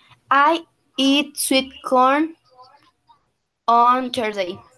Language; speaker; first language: English; non-native, learner; Spanish